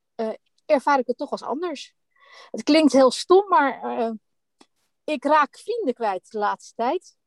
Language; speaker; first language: Dutch; native; Dutch